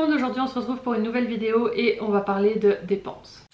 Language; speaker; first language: French; native; French